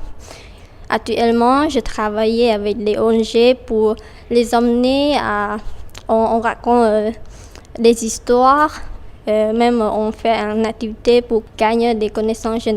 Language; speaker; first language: French; non-native, fluent; Khmer